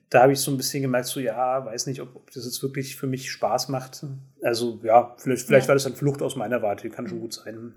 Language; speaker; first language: German; native; German